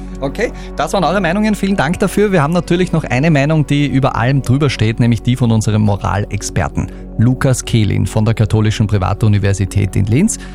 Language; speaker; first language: German; native; German